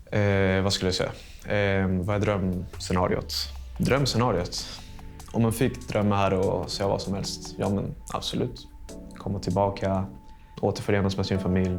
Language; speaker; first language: Swedish; non-native, fluent; Spanish